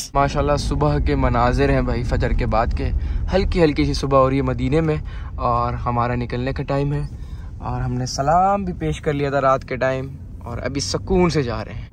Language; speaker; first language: Urdu; native; Urdu